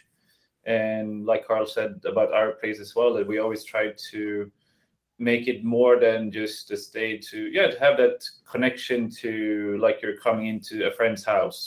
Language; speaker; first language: English; non-native, fluent; Swedish